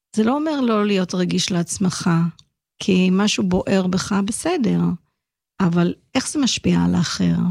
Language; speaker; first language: Hebrew; early bilingual, other home language; English